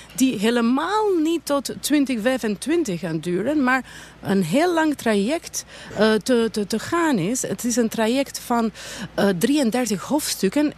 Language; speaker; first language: Dutch; non-native, fluent; Albanian